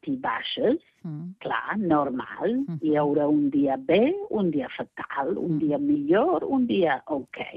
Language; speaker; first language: Catalan; non-native, fluent; English